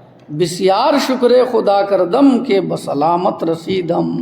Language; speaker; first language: Persian; non-native, fluent; Urdu